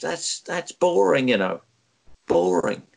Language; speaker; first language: English; native; English